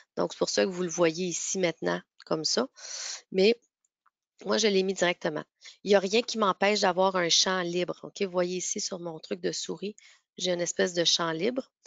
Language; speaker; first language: French; native; French